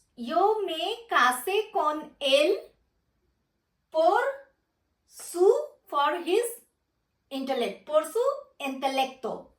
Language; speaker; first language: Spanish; non-native, fluent; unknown